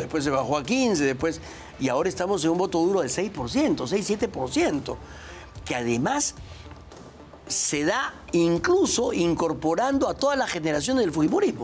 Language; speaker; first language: Spanish; native; Spanish